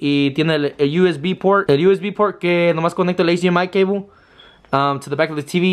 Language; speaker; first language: Spanish; early bilingual, heritage; Spanish